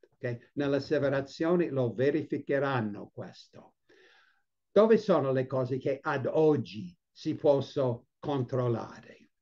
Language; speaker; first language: Italian; non-native, fluent; English